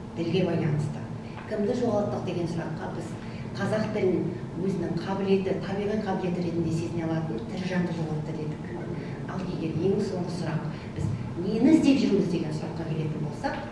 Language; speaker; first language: Kazakh; non-native, local second language; Russian